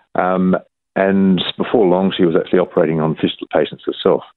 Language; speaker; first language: English; native; English